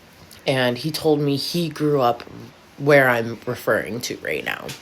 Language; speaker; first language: English; native; English